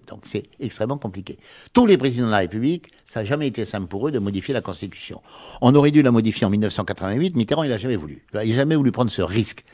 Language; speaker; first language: French; native; French